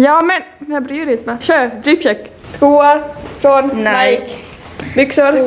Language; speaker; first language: Swedish; native; Swedish